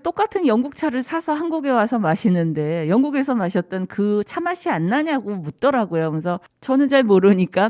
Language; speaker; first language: Korean; native; Korean